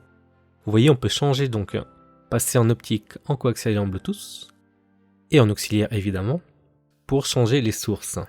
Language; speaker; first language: French; native; French